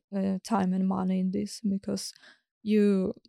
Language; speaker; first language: English; non-native, fluent; Ukrainian